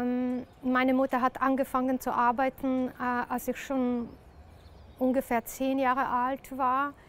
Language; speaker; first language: German; non-native, learner; Serbian